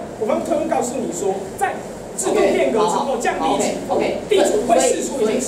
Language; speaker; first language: Chinese; native; Chinese